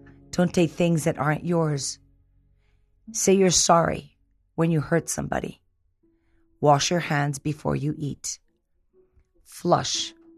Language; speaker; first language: English; early bilingual, other home language; Spanish